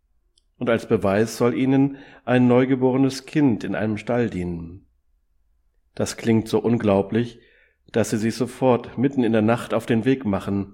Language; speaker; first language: German; native; German